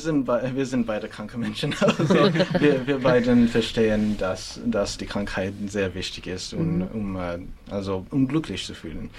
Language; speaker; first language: German; non-native, fluent; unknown